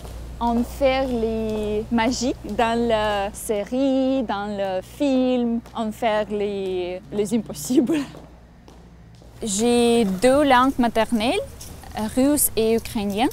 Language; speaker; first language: French; non-native, learner; Russian